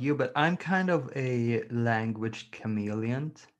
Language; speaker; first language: English; non-native, fluent; Swedish